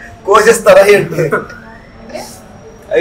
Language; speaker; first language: Telugu; native; Telugu